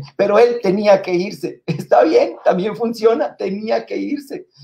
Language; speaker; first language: Spanish; native; Spanish